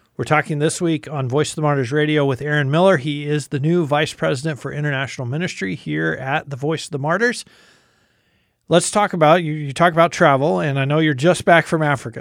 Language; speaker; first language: English; native; English